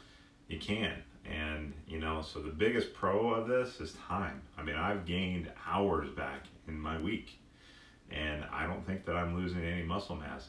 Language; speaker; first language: English; native; English